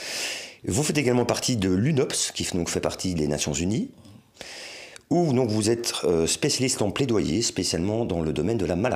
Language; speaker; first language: French; native; French